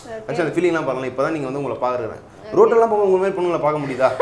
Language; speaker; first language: Tamil; native; Tamil